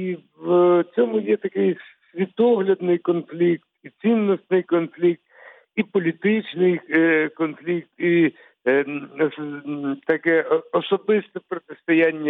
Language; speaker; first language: Ukrainian; non-native, local second language; Russian